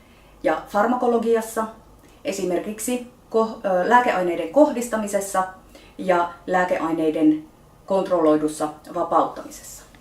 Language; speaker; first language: Finnish; native; Finnish